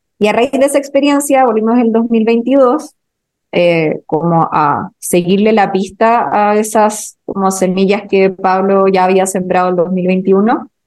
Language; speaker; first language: Spanish; native; Spanish